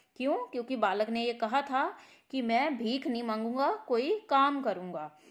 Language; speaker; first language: Hindi; non-native, local second language; Punjabi